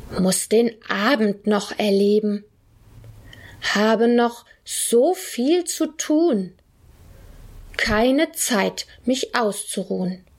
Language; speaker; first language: German; native; German